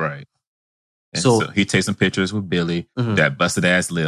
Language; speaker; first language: English; native; English